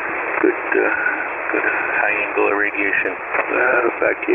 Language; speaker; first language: English; native; English